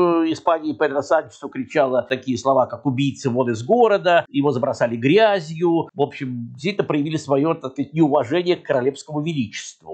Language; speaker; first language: Russian; native; Russian